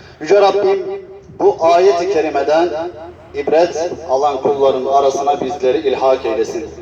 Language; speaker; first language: Turkish; native; Turkish